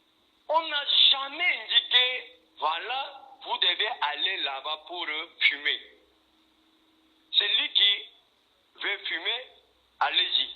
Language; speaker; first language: French; non-native, fluent; Korean